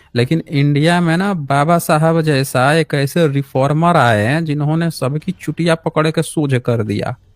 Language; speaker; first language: Hindi; native; Hindi